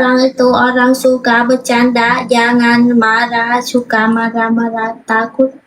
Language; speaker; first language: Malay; non-native, learner; Vietnamese